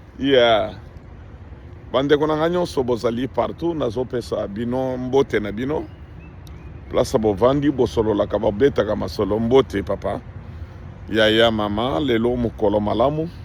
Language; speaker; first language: Lingala; non-native, local second language; Luba-Lulua